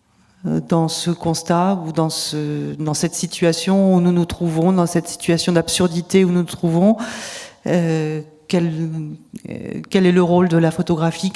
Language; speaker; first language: French; native; French